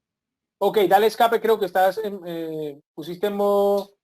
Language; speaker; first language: Spanish; native; Spanish